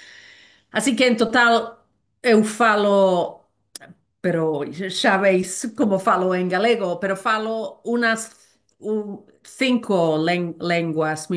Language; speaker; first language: Portuguese; non-native, learner; Welsh